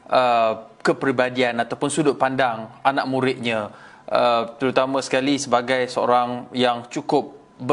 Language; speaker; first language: Malay; native; Malay